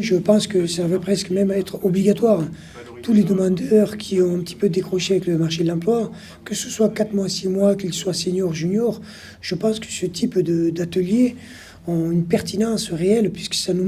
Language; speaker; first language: French; native; French